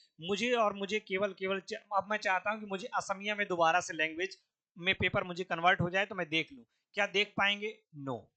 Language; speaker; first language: Hindi; native; Hindi